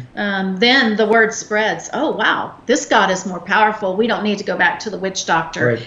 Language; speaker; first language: English; native; English